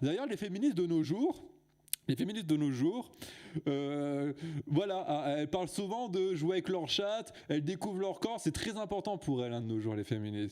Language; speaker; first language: French; native; French